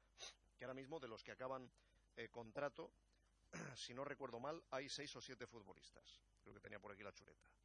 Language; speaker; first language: Spanish; native; Spanish